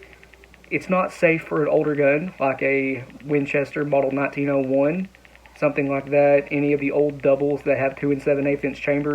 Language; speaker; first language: English; native; English